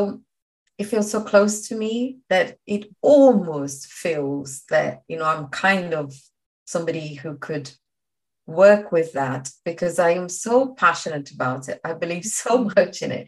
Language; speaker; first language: English; non-native, fluent; Portuguese